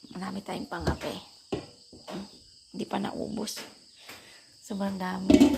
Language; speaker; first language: Filipino; non-native, local second language; Cebuano